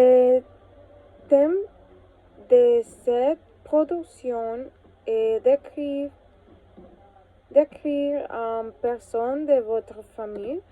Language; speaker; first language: French; non-native, learner; Spanish